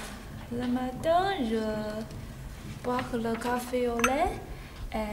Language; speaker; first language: French; non-native, learner; Chinese